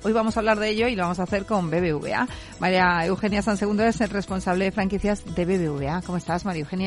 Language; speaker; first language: Spanish; native; Spanish